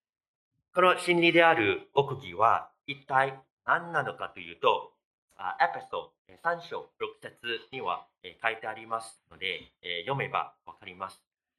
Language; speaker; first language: Japanese; non-native, fluent; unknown